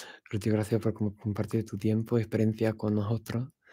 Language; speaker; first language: Spanish; non-native, fluent; English